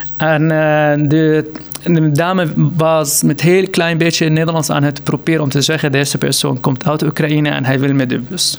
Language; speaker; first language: Dutch; non-native, fluent; Arabic